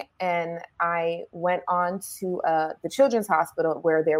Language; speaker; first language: English; native; English